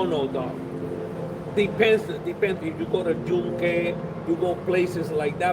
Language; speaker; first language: English; non-native, learner; Spanish